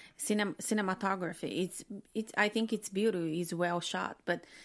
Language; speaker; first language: English; non-native, fluent; Portuguese